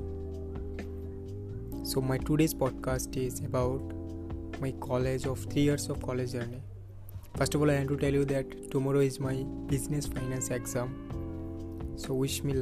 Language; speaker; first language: English; non-native, local second language; Bangla